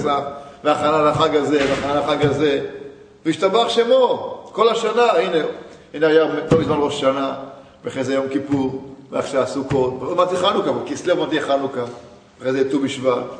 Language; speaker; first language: Hebrew; native; Hebrew